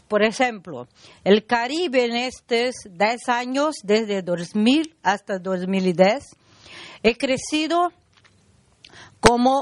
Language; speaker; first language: Spanish; non-native, learner; Portuguese